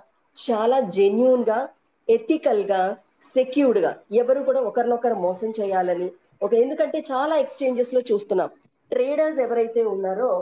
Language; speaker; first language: Telugu; native; Telugu